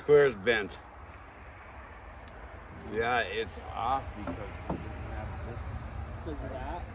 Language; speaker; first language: English; native; English